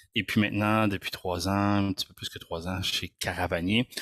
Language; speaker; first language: French; native; French